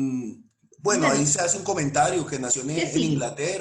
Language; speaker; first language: Spanish; native; Spanish